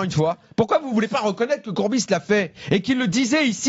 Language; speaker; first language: French; native; French